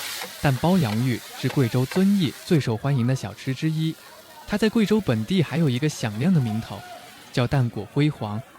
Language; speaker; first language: Chinese; native; Chinese